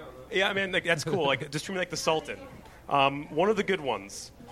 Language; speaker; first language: English; native; English